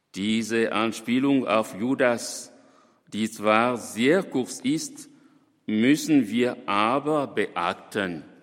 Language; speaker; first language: German; non-native, fluent; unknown